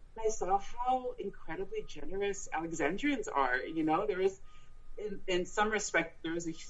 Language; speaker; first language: English; early bilingual, other home language; Spanish